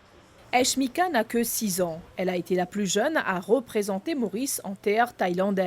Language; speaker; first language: French; non-native, local second language; Morisyen